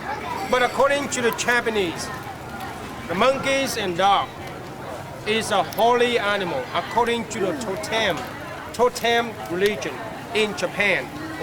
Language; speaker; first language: English; non-native, fluent; Vietnamese